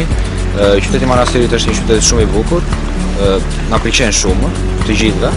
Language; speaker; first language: Albanian; native; Albanian